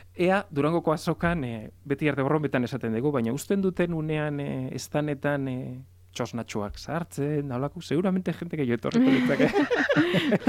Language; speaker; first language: Basque; native; Basque